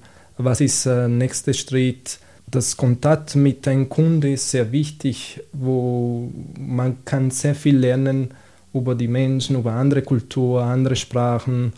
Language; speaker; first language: German; non-native, fluent; Italian